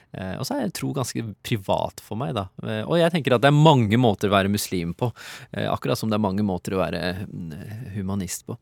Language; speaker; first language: Norwegian; early bilingual, other home language; Urdu